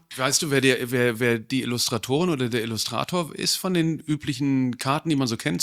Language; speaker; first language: German; native; German